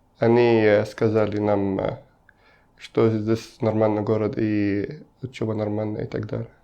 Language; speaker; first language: Russian; non-native, learner; Arabic